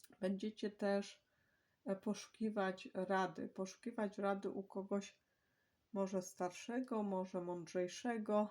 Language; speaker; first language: Polish; native; Polish